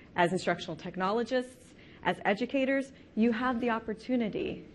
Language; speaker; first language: English; native; English